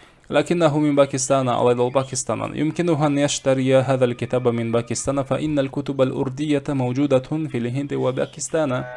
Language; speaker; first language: Arabic; non-native, fluent; Kazakh